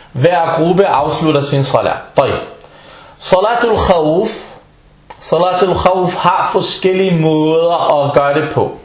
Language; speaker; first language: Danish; non-native, fluent; Arabic